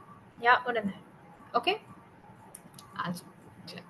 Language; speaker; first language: German; non-native, learner; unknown